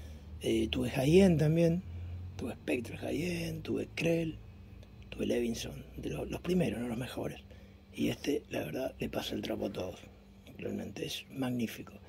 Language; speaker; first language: Spanish; native; Spanish